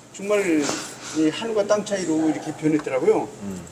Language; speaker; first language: Korean; native; Korean